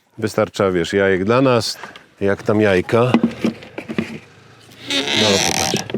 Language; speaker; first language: Polish; native; Polish